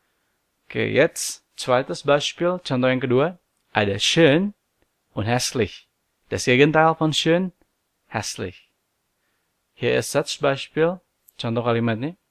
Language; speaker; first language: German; non-native, learner; Indonesian